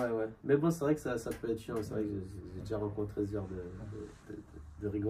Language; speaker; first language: French; native; French